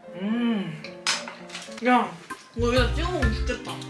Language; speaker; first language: Korean; native; Korean